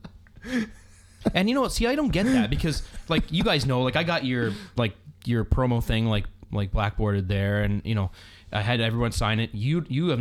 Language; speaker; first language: English; native; English